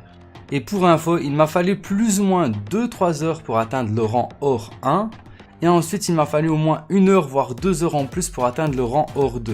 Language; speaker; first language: French; native; French